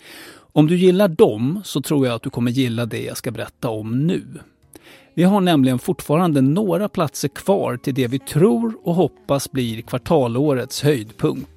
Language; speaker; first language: Swedish; native; Swedish